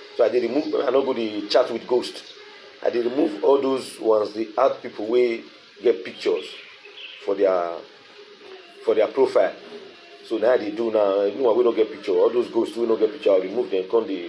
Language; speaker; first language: Nigerian Pidgin; non-native, local second language; Bini